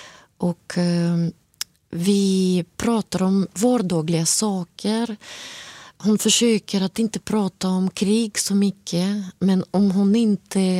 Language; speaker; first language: Swedish; non-native, fluent; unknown